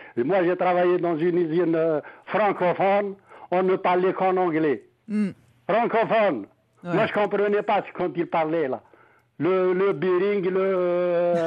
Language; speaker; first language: French; non-native, local second language; Arabic